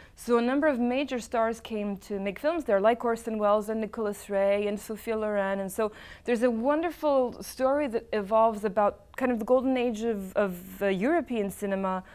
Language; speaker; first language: English; non-native, fluent; Serbian